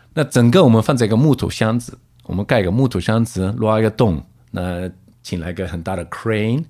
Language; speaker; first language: Chinese; early bilingual, other home language; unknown